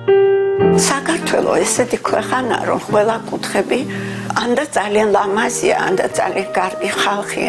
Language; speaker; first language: Georgian; early bilingual, heritage; Georgian